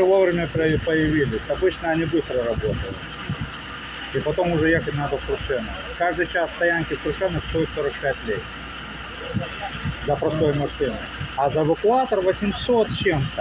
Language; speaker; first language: Russian; native; Russian